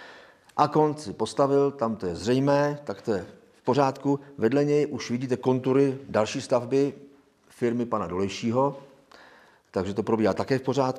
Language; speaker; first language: Czech; native; Czech